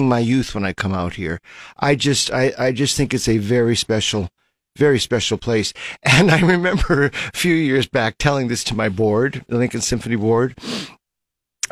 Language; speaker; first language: English; native; English